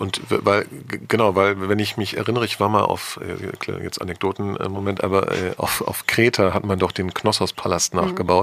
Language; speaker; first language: German; native; German